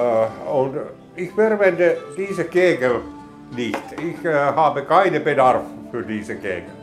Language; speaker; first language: German; non-native, learner; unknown